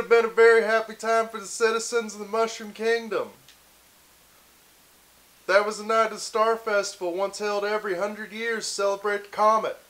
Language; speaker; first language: English; native; English